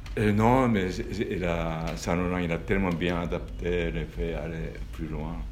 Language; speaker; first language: French; non-native, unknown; Japanese